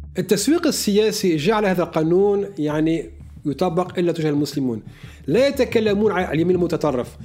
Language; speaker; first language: Arabic; early bilingual, heritage; Arabic